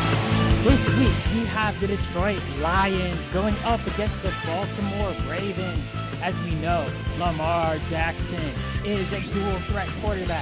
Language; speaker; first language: English; native; English